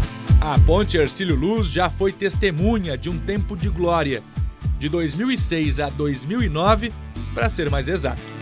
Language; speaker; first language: Portuguese; native; Portuguese